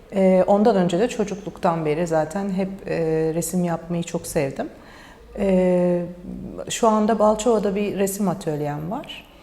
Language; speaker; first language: Turkish; early bilingual, heritage; Turkish